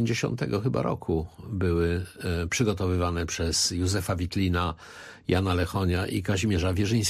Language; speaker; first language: Polish; native; Polish